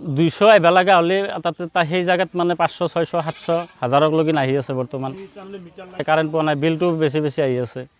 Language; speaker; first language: Assamese; native; Assamese